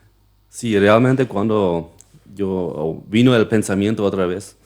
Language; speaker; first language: Spanish; non-native, local second language; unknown